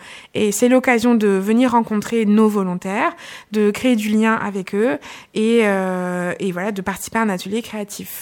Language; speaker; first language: French; native; French